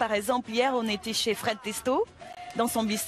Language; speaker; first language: French; non-native, fluent; Portuguese